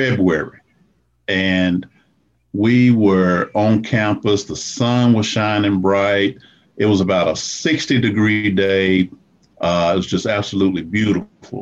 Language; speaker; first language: English; native; English